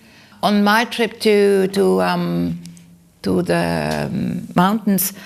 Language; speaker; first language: English; non-native, learner; German